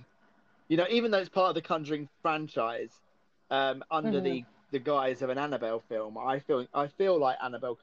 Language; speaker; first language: English; native; English